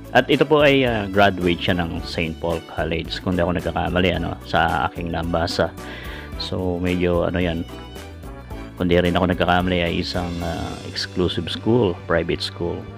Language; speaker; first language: Filipino; native; Filipino